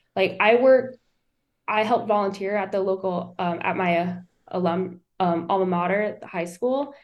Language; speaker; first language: English; native; English